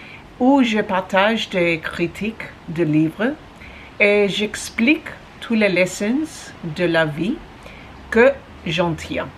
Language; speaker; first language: French; non-native, learner; English